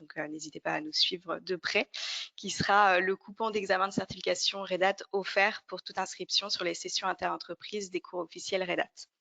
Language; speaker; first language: French; native; French